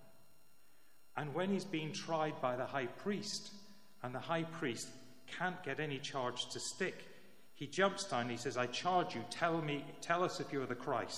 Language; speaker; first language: English; native; English